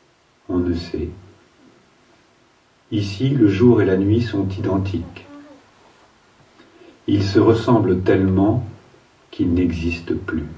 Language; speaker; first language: French; native; French